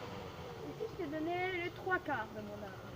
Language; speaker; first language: French; native; French